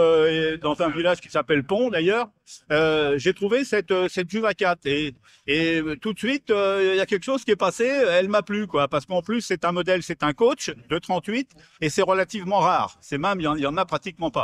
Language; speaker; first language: French; native; French